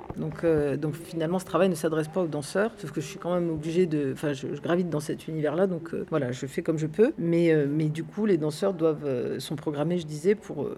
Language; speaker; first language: French; early bilingual, other home language; Arabic